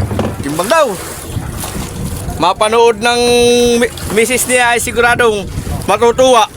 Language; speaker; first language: Filipino; native; Filipino